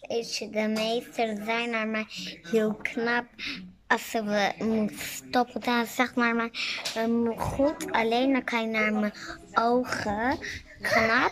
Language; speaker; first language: Dutch; early bilingual, other home language; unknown